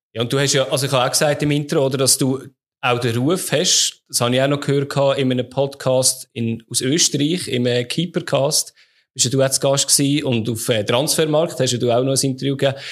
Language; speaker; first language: German; native; German